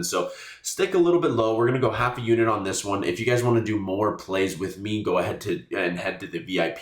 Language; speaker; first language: English; native; English